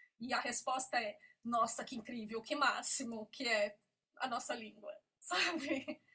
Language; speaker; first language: Portuguese; native; Portuguese